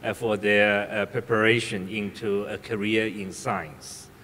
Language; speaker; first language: English; non-native, fluent; Chinese